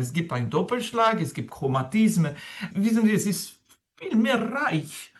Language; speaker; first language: German; non-native, fluent; French